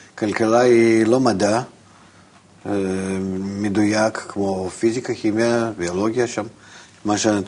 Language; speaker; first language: Hebrew; non-native, fluent; Russian